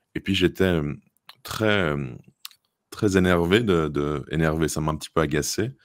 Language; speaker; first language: French; native; French